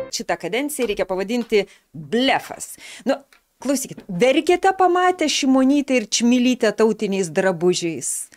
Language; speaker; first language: Lithuanian; native; Lithuanian